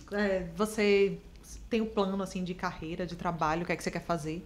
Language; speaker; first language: Portuguese; native; Portuguese